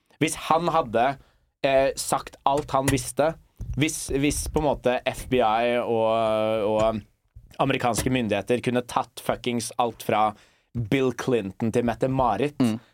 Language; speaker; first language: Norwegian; early bilingual, other home language; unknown